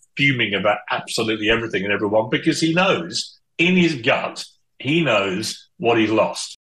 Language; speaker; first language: English; native; English